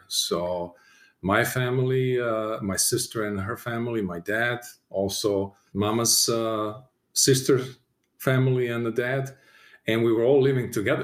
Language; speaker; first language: English; non-native, fluent; Serbian